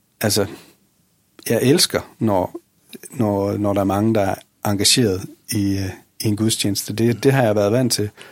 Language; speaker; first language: Danish; native; Danish